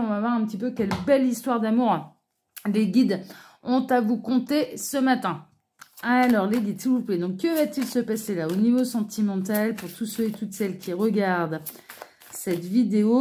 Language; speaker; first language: French; native; French